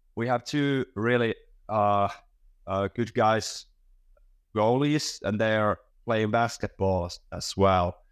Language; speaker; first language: English; non-native, fluent; Finnish